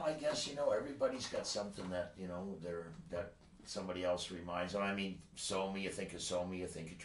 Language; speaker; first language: English; native; English